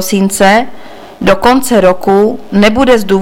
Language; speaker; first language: Czech; native; Czech